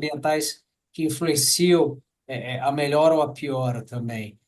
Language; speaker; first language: Portuguese; native; Portuguese